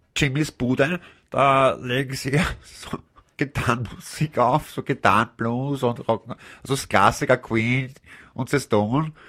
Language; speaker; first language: German; native; German